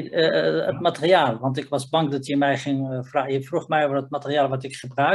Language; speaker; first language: Dutch; non-native, fluent; Riffian